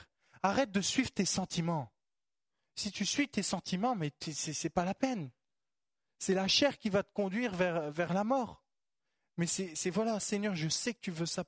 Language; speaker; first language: French; native; French